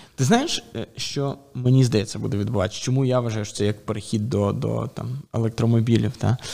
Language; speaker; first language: Ukrainian; native; Ukrainian